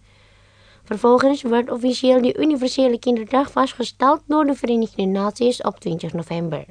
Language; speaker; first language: Dutch; non-native, fluent; Indonesian